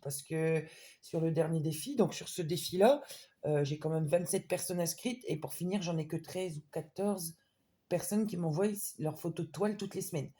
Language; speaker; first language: French; native; French